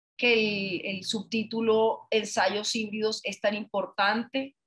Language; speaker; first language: Spanish; native; Spanish